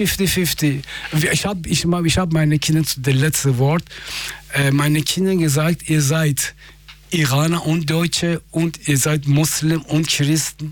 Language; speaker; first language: German; non-native, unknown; Persian